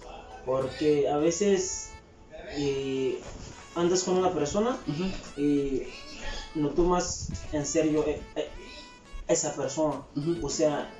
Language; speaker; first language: Spanish; non-native, fluent; Haitian Creole